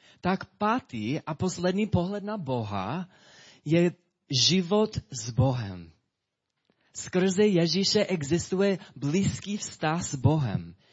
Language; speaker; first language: Czech; non-native, fluent; English